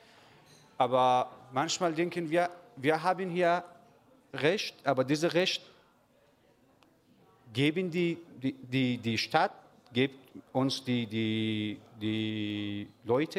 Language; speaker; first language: German; non-native, learner; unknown